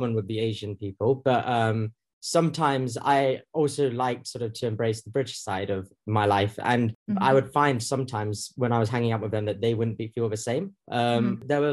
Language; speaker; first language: English; native; English